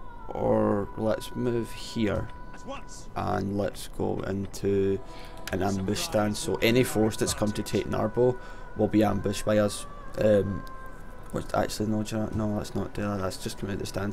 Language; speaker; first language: English; native; English